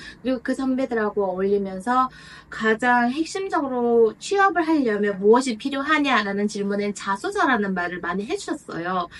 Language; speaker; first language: Korean; non-native, fluent; Mongolian